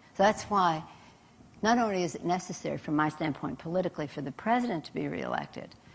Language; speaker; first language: English; native; English